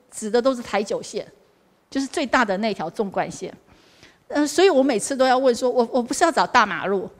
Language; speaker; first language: Chinese; native; Chinese